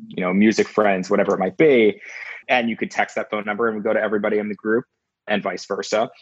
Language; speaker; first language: English; native; English